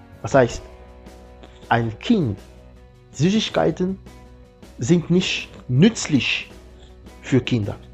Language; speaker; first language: German; non-native, learner; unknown